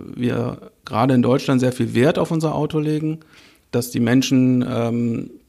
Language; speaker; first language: German; native; German